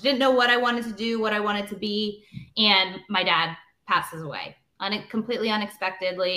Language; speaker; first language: English; native; English